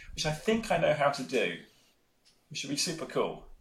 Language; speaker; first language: English; native; English